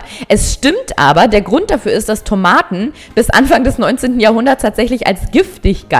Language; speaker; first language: German; native; German